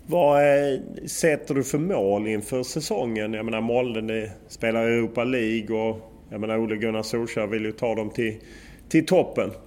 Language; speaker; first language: Swedish; native; Swedish